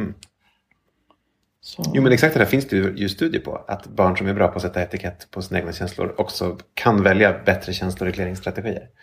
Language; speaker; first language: Swedish; native; Swedish